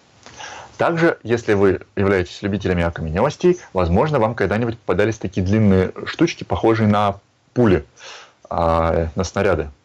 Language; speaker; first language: Russian; native; Russian